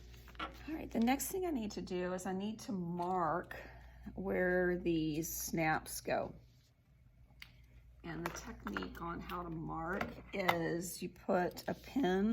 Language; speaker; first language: English; native; English